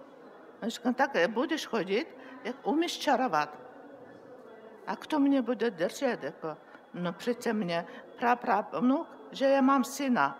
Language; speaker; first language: Czech; non-native, learner; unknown